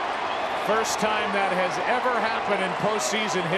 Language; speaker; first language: English; native; English